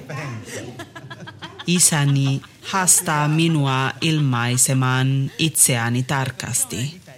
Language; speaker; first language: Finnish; non-native, learner; Italian